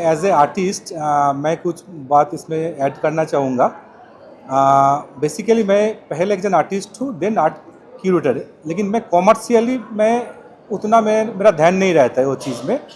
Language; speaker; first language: Hindi; native; Hindi